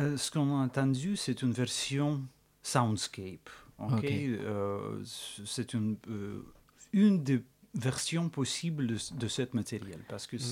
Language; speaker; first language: French; non-native, fluent; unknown